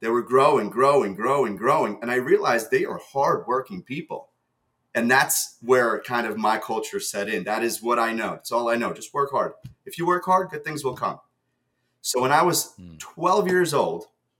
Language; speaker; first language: English; early bilingual, other home language; Russian